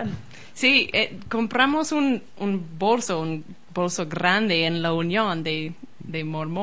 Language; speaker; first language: Spanish; non-native, learner; English